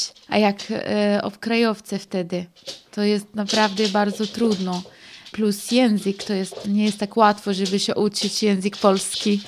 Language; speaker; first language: Polish; non-native, learner; Arabic